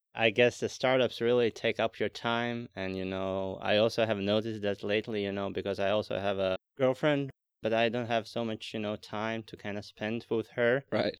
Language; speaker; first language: English; non-native, fluent; Latvian